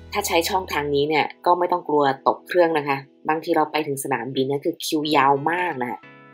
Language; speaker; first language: Thai; native; Thai